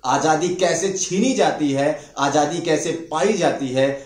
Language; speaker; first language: Hindi; non-native, local second language; Marathi